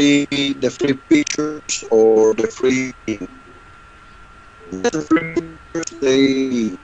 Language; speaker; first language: English; non-native, learner; Spanish